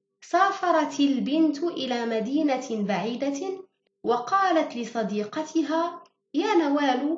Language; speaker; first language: Arabic; early bilingual, heritage; Arabic